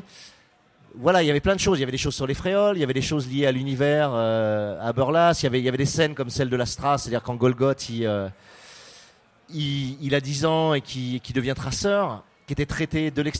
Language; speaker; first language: French; native; French